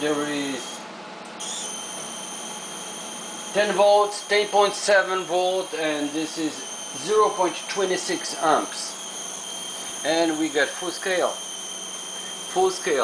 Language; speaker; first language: English; non-native, fluent; Polish